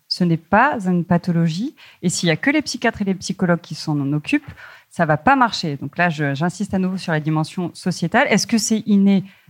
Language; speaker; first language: French; native; French